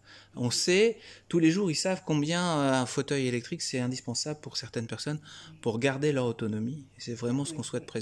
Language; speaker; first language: French; native; French